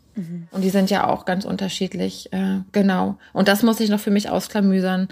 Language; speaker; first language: German; native; German